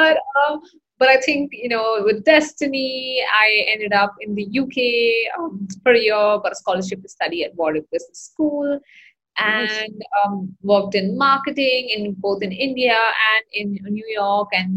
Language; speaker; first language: English; non-native, local second language; Hindi